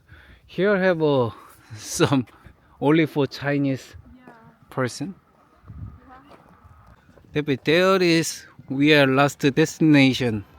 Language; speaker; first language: English; non-native, learner; Korean